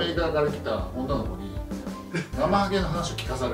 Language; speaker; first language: Japanese; native; Japanese